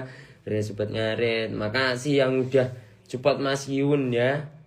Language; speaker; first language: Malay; non-native, local second language; Javanese